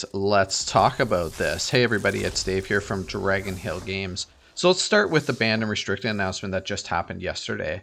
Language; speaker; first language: English; native; English